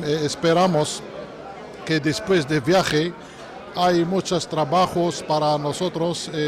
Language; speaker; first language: Spanish; non-native, learner; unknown